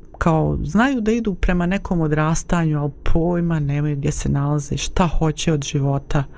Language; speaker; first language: Bosnian; native; Bosnian